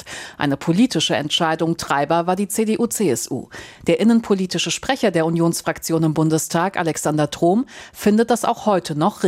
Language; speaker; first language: German; native; German